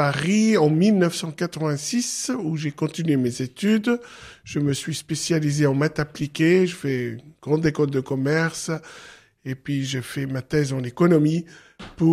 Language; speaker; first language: French; non-native, local second language; Arabic